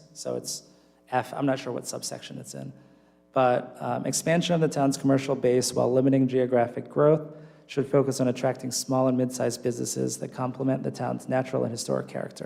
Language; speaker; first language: English; native; English